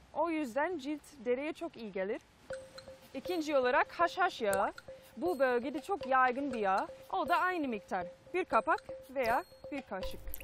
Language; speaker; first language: Turkish; non-native, fluent; English